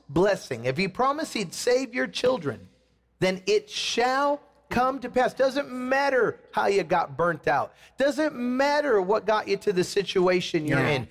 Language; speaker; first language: English; native; English